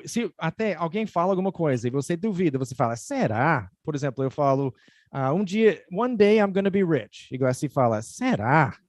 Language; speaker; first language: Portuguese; non-native, fluent; English